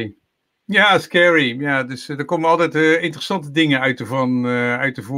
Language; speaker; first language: Dutch; native; Dutch